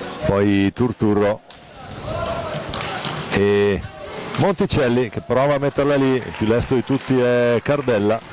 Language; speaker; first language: Italian; native; Italian